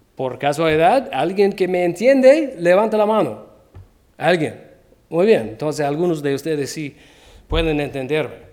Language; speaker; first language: Spanish; non-native, fluent; English